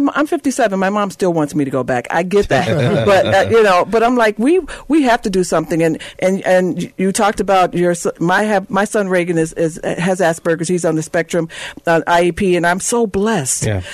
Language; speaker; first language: English; native; English